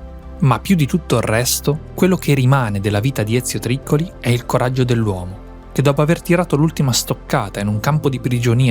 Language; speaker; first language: Italian; native; Italian